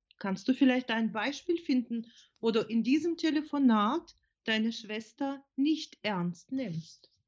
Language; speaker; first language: German; non-native, fluent; Russian